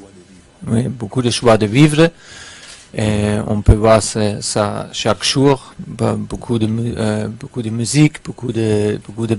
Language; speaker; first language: French; non-native, fluent; German